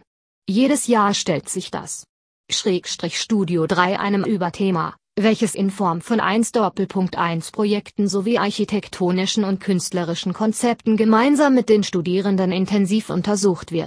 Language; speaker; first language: German; native; German